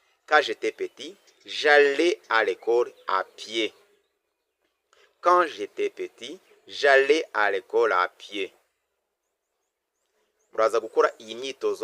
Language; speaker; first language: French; non-native, local second language; Kinyarwanda